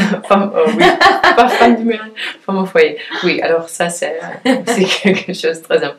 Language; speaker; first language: French; non-native, fluent; Dutch